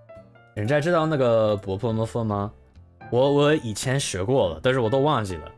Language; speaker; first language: Chinese; non-native, learner; English